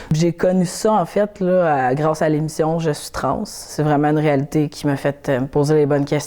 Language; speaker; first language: French; native; French